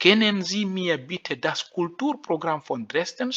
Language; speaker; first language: German; non-native, fluent; French